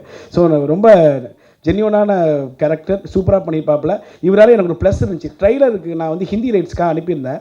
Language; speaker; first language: Tamil; native; Tamil